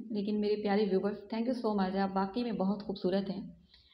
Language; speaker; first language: Hindi; native; Hindi